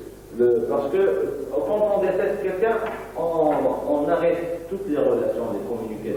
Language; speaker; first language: French; non-native, local second language; Arabic